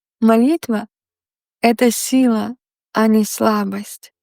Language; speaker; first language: Ukrainian; non-native, local second language; Russian